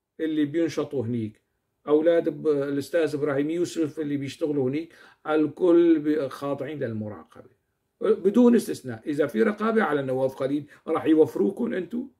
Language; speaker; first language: Arabic; non-native, local second language; Kurdish